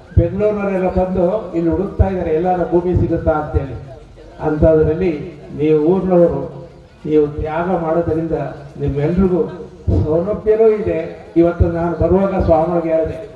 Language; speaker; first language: Kannada; native; Kannada